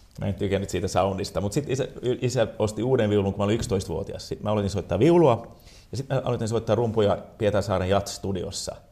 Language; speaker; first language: Finnish; non-native, local second language; Swedish